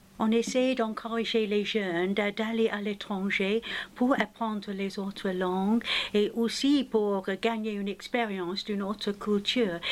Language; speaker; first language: French; non-native, fluent; English